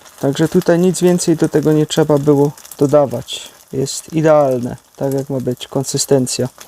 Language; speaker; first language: Polish; native; Polish